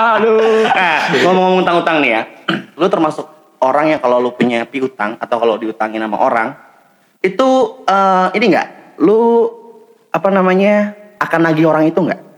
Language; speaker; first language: Indonesian; native; Indonesian